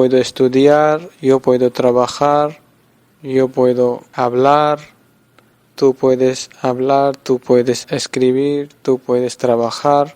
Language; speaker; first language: Spanish; non-native, fluent; Urdu